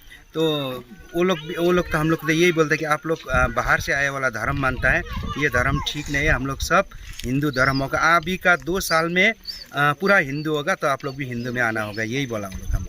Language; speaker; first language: Hindi; non-native, local second language; Nepali